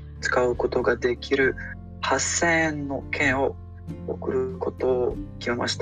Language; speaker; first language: Japanese; non-native, learner; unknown